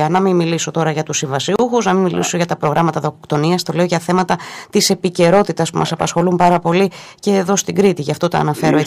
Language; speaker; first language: Greek; native; Greek